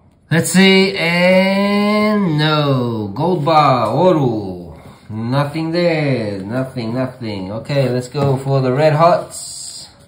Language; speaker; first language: English; early bilingual, other home language; Portuguese